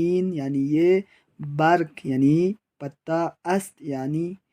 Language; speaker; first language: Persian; non-native, fluent; Urdu